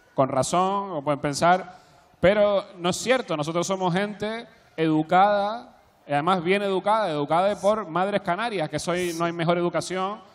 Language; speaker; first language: Spanish; native; Spanish